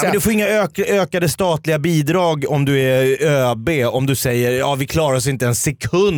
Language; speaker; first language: Swedish; native; Swedish